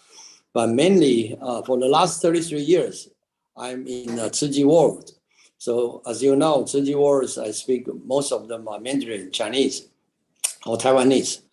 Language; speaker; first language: English; non-native, local second language; Chinese